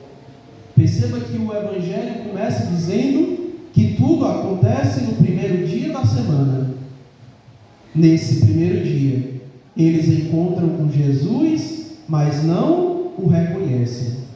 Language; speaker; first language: Portuguese; native; Portuguese